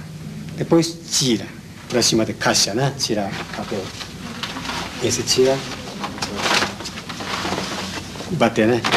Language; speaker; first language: Portuguese; non-native, learner; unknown